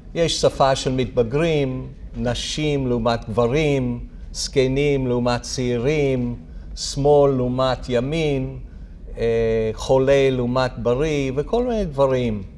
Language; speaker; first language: Hebrew; non-native, fluent; English